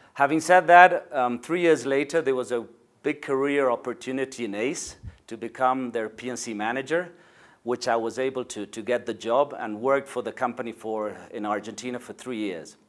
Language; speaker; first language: English; non-native, fluent; Spanish